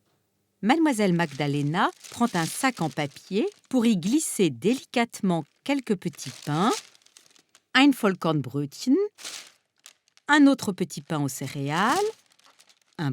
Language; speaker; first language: French; native; French